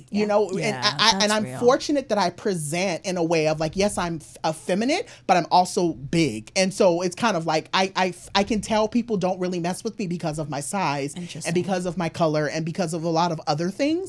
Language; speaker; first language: English; native; English